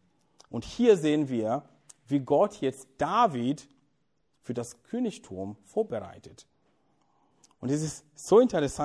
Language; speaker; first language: German; non-native, fluent; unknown